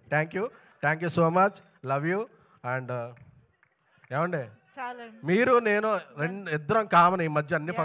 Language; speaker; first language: Telugu; native; Telugu